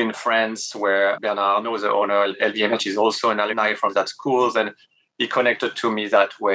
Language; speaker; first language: English; non-native, fluent; French